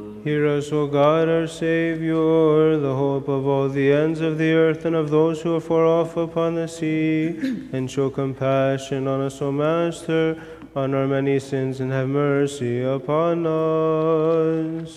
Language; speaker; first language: English; native; English